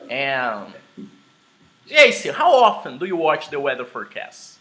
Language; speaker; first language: English; non-native, fluent; Portuguese